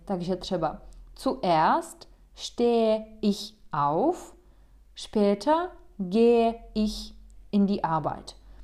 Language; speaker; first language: German; non-native, fluent; Czech